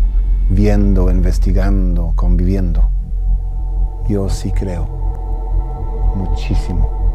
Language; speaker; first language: Spanish; early bilingual, heritage; English